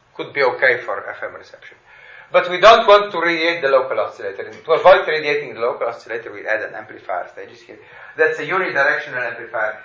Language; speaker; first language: English; non-native, fluent; Slovenian